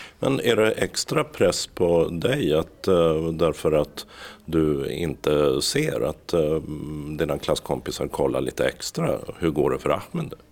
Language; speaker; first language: Swedish; native; Swedish